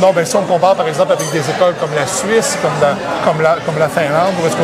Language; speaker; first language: French; native; French